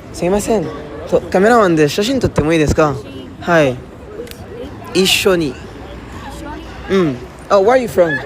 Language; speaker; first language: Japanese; non-native, learner; French